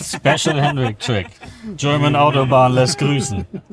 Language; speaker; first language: German; native; German